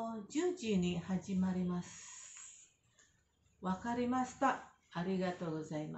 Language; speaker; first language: Japanese; non-native, fluent; Indonesian